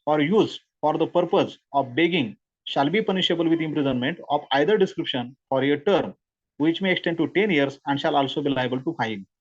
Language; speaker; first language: English; non-native, local second language; Marathi